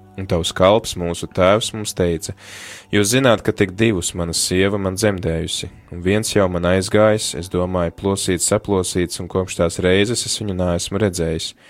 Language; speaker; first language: Latvian; native; Latvian